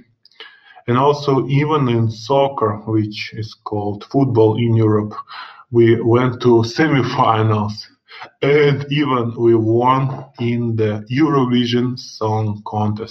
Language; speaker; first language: English; non-native, fluent; Russian